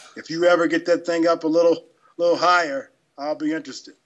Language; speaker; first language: English; native; English